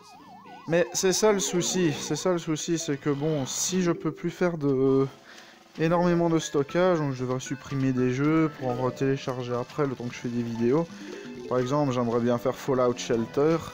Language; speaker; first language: French; native; French